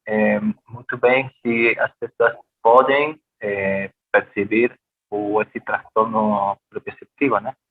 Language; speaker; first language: Portuguese; non-native, fluent; Spanish